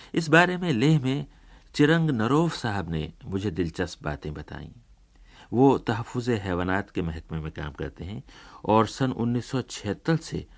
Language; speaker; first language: Urdu; native; Urdu